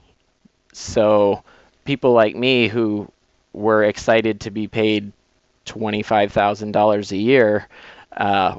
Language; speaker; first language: English; native; English